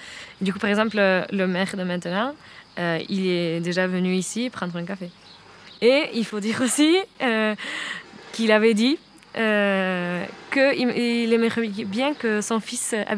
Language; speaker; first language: French; non-native, fluent; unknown